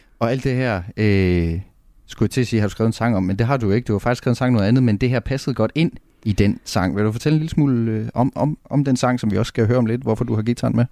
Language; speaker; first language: Danish; native; Danish